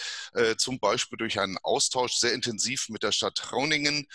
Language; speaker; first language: German; native; German